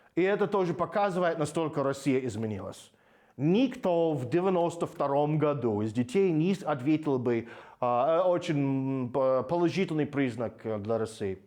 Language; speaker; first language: Russian; non-native, fluent; English